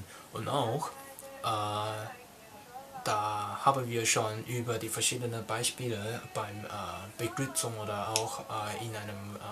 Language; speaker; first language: German; non-native, learner; Cantonese